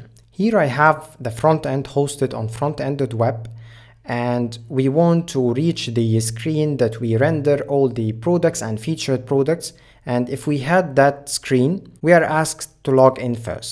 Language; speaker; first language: English; non-native, fluent; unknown